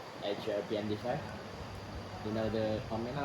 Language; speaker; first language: English; non-native, learner; Indonesian